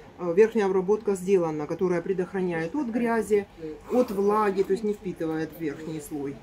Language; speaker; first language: Russian; native; Russian